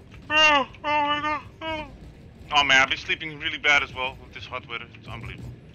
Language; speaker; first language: English; non-native, fluent; Dutch